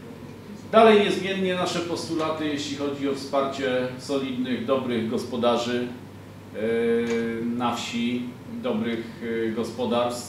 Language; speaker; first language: Polish; native; Polish